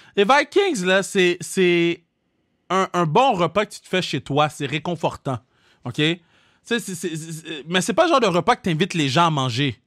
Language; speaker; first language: French; native; French